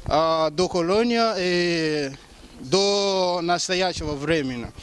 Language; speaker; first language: Russian; non-native, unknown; Lingala